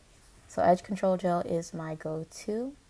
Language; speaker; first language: English; native; English